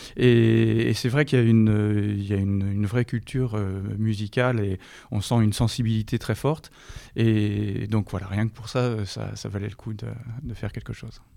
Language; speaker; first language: French; native; French